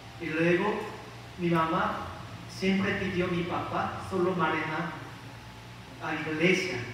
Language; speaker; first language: Spanish; non-native, learner; Korean